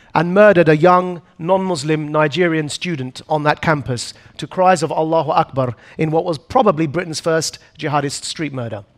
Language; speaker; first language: English; native; English